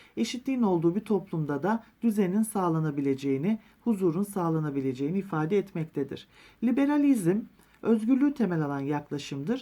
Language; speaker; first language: Turkish; native; Turkish